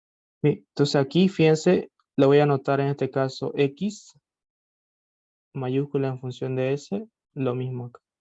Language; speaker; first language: Spanish; native; Spanish